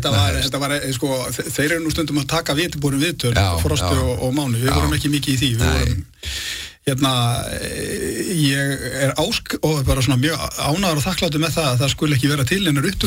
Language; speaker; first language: Icelandic; native; Icelandic